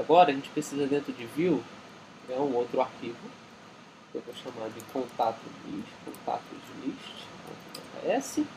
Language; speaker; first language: Portuguese; native; Portuguese